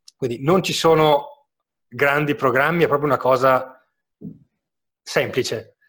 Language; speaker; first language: Italian; native; Italian